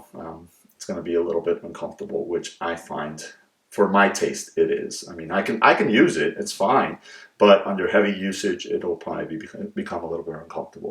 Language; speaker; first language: English; native; English